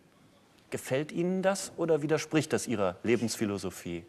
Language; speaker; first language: German; native; German